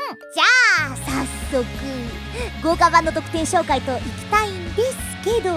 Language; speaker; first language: Japanese; native; Japanese